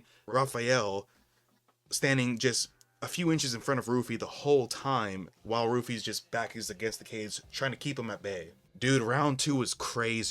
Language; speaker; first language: English; native; English